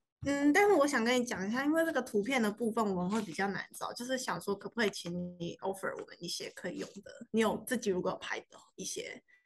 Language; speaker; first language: Chinese; native; Chinese